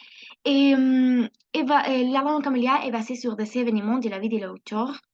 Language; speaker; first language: French; non-native, learner; Spanish